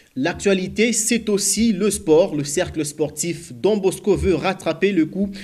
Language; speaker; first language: French; non-native, local second language; Swahili